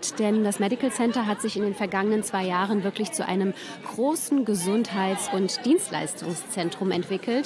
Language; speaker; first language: German; native; German